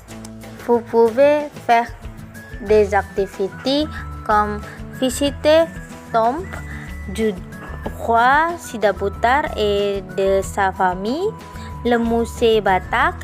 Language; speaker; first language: French; non-native, learner; Indonesian